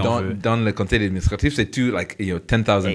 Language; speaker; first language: French; non-native, learner; English